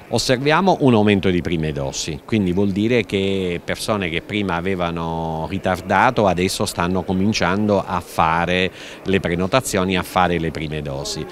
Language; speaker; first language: Italian; native; Italian